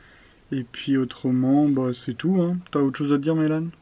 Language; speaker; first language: French; native; French